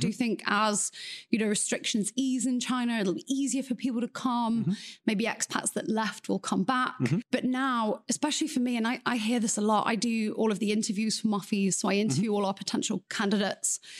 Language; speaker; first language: English; native; English